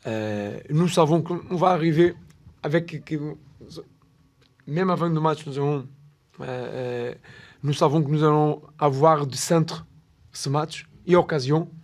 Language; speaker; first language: French; non-native, learner; Portuguese